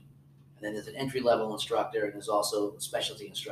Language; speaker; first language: English; native; English